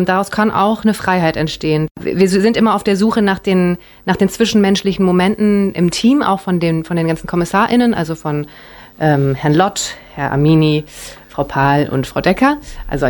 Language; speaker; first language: German; native; German